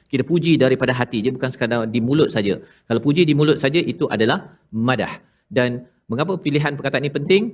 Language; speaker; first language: Malay; native; Malay